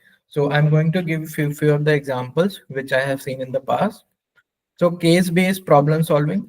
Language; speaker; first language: English; non-native, local second language; Hindi